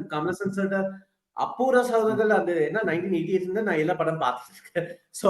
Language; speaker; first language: Tamil; early bilingual, heritage; Tamil